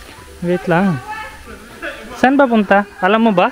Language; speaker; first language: Filipino; non-native, learner; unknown